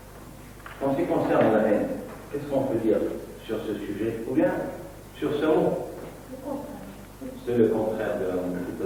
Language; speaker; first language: French; non-native, local second language; Arabic